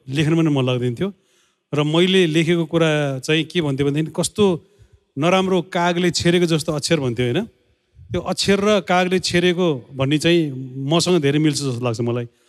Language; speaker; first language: Nepali; native; Nepali